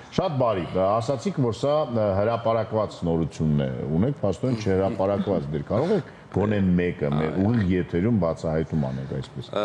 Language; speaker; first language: Armenian; native; Armenian